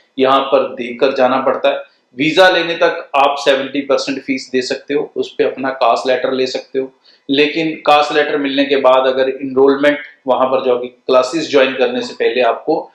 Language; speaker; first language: Hindi; non-native, local second language; Punjabi